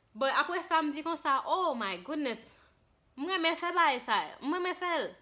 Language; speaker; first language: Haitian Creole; early bilingual, heritage; Haitian Creole